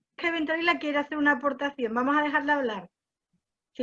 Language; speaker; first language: Spanish; native; Spanish